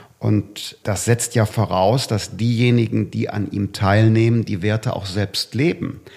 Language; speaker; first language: German; native; German